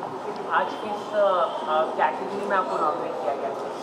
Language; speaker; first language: Hindi; native; Hindi